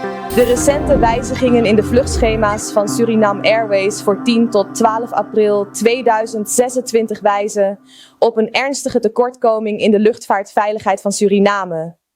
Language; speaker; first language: Dutch; native; Dutch